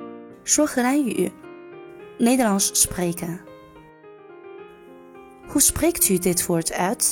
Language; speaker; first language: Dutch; non-native, learner; Chinese